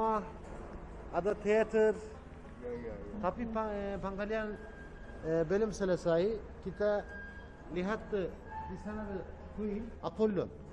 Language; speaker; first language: Indonesian; non-native, learner; Turkish